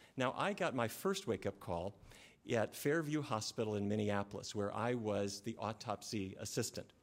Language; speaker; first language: English; native; English